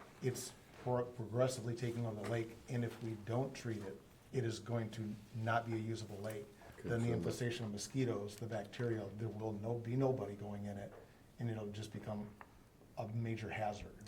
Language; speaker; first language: English; native; English